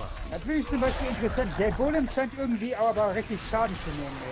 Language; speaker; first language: German; native; German